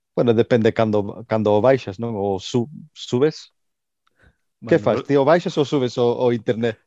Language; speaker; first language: Galician; native; Galician